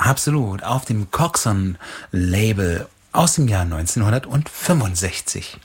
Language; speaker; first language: German; native; German